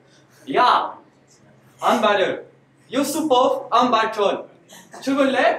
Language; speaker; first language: Korean; non-native, learner; French